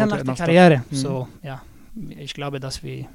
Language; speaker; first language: German; non-native, learner; Swedish